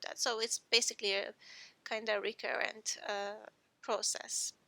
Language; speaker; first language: English; non-native, fluent; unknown